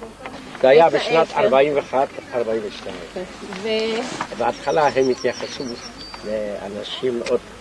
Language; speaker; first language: Hebrew; non-native, fluent; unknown